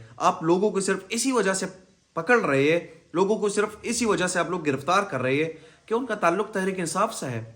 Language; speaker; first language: Urdu; non-native, local second language; Pashto